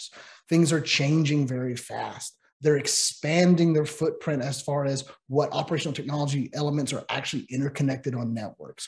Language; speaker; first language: English; native; English